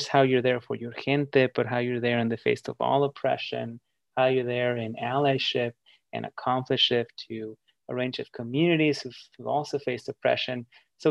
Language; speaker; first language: English; early bilingual, other home language; Spanish